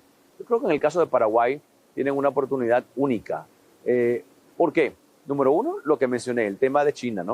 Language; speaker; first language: Spanish; native; Spanish